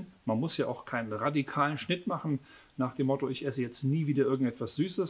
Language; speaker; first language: German; native; German